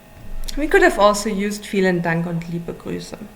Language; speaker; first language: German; non-native, fluent; English